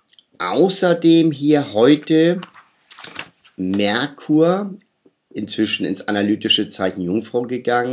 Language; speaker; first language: German; native; German